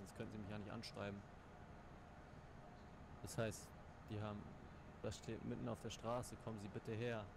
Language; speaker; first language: German; native; German